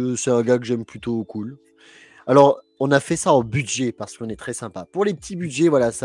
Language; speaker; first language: French; native; French